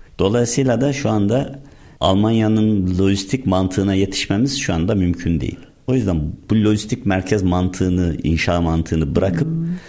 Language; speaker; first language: Turkish; native; Turkish